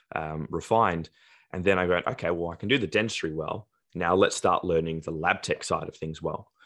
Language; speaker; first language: English; native; English